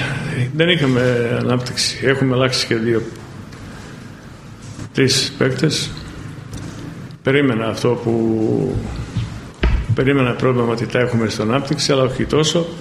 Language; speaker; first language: Greek; non-native, fluent; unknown